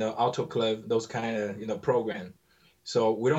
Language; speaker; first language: English; non-native, learner; Chinese